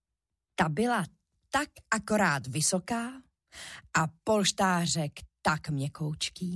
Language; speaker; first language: Czech; native; Czech